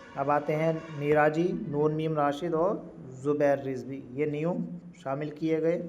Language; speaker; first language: Urdu; native; Urdu